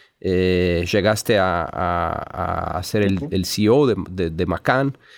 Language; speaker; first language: Spanish; non-native, fluent; Portuguese